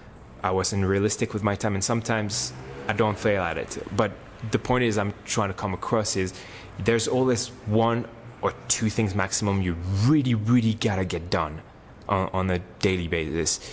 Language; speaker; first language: English; non-native, fluent; French